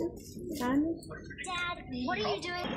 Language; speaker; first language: English; early bilingual, other home language; Nepali